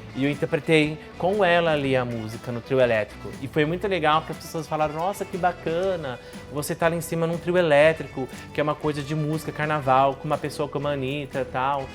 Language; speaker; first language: Portuguese; non-native, local second language; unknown